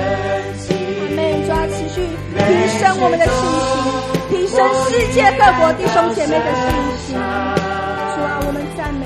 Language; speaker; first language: Chinese; native; Chinese